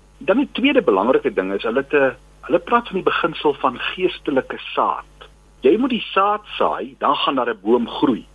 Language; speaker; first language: Afrikaans; native; Afrikaans